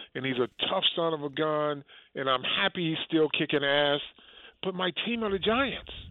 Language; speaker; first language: English; native; English